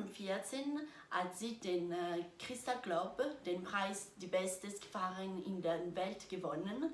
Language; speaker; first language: German; non-native, learner; Italian